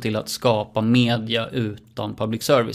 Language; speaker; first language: Swedish; native; Swedish